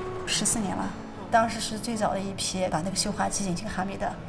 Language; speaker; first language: Chinese; native; Chinese